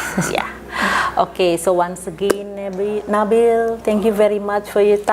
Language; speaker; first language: English; non-native, fluent; Indonesian